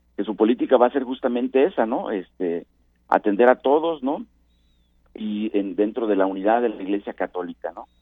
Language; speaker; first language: Spanish; native; Spanish